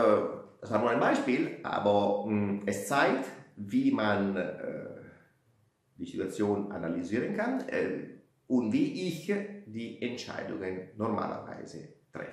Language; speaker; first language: German; non-native, fluent; Italian